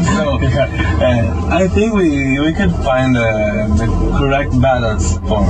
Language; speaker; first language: English; non-native, fluent; Italian